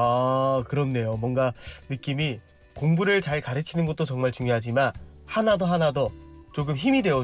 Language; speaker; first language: Korean; native; Korean